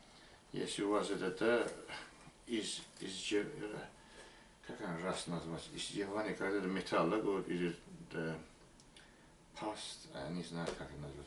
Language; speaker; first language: Russian; non-native, learner; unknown